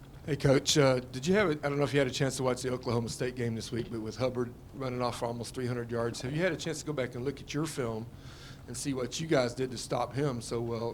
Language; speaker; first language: English; native; English